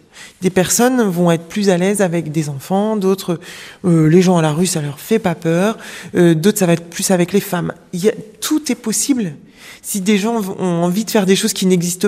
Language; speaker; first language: French; native; French